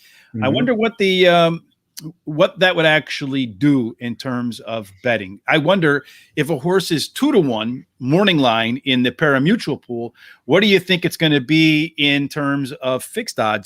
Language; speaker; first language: English; native; English